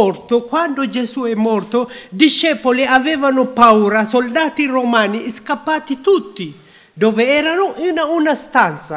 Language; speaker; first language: Italian; non-native, learner; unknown